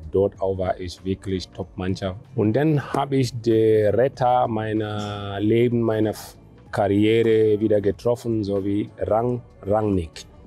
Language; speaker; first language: German; non-native, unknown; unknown